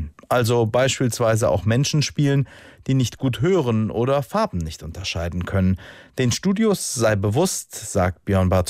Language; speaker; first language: German; native; German